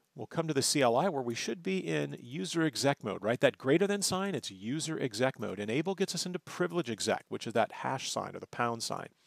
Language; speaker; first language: English; native; English